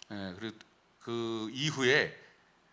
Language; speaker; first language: Korean; native; Korean